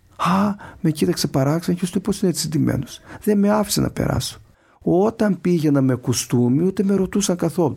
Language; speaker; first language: Greek; native; Greek